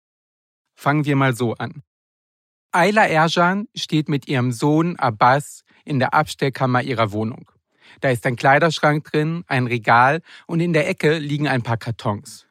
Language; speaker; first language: German; native; German